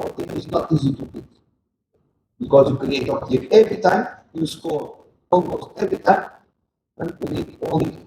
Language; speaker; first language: English; non-native, learner; Portuguese